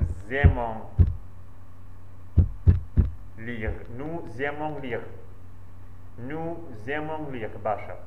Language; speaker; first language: French; non-native, learner; Central Kurdish